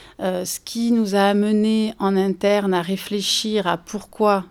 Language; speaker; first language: French; native; French